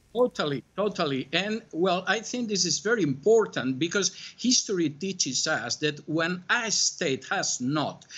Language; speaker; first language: English; non-native, fluent; Spanish